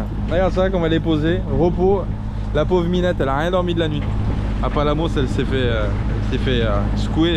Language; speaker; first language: French; native; French